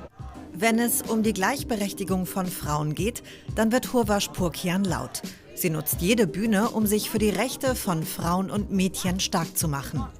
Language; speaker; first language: German; native; German